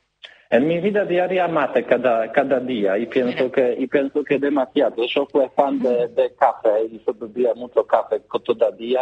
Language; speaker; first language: Spanish; non-native, learner; Polish